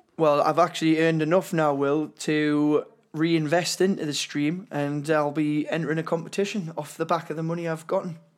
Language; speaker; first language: English; native; English